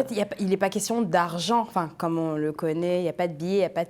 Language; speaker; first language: French; native; French